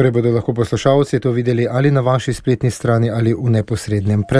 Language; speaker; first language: Slovenian; native; Slovenian